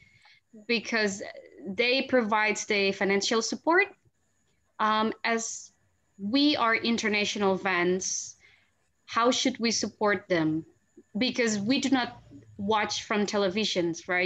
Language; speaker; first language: English; non-native, fluent; Indonesian